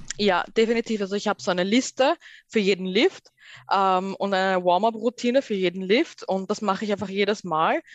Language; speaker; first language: German; early bilingual, other home language; Persian